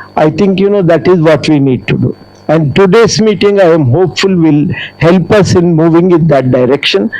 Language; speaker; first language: English; non-native, local second language; Telugu